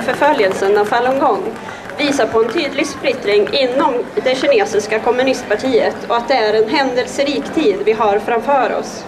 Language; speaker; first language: Swedish; native; Swedish